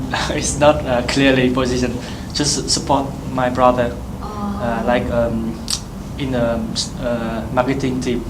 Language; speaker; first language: English; non-native, learner; Vietnamese